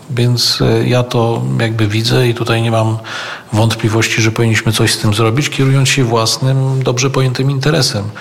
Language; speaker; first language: Polish; native; Polish